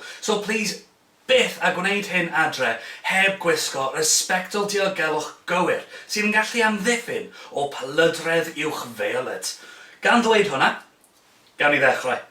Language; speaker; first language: Welsh; non-native, local second language; English